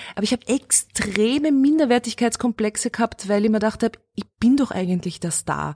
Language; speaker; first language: German; early bilingual, other home language; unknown